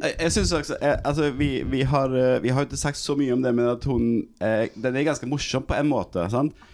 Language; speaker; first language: Norwegian; native; Norwegian